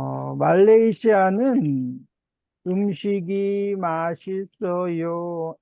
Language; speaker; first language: Korean; native; Korean